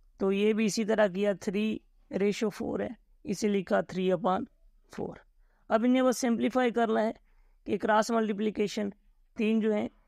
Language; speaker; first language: Urdu; native; Urdu